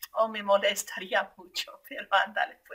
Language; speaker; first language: Spanish; non-native, fluent; English